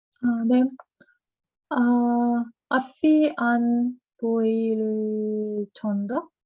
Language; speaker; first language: Korean; non-native, learner; Russian